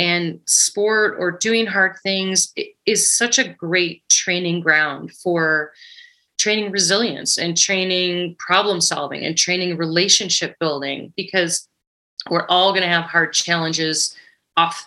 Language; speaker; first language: English; native; English